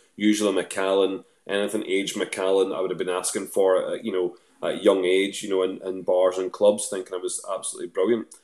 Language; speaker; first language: English; native; English